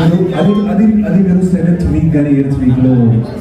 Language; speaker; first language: Telugu; non-native, fluent; Hindi